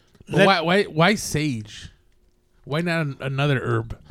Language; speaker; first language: English; native; English